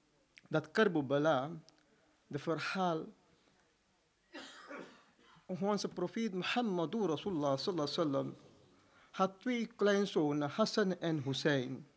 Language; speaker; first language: Dutch; non-native, fluent; Urdu